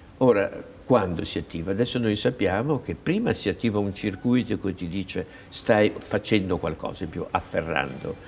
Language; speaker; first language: Italian; native; Italian